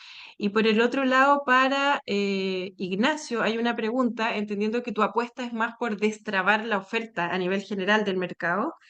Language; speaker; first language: Spanish; native; Spanish